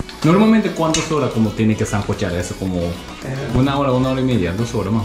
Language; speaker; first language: Spanish; non-native, learner; Japanese